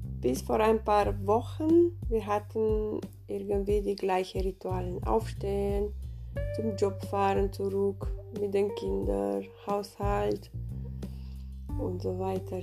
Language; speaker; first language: German; non-native, fluent; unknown